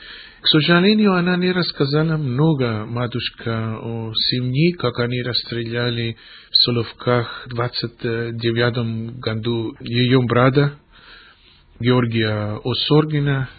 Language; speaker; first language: Russian; non-native, fluent; Greek